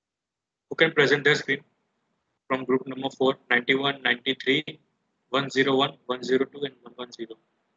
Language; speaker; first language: English; non-native, local second language; Gujarati